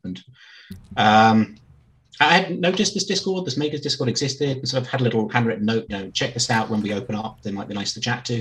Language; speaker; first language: English; native; English